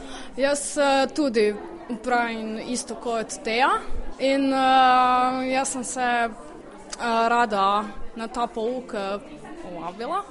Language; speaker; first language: Slovenian; early bilingual, heritage; Croatian